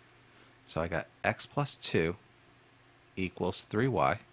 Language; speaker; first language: English; native; English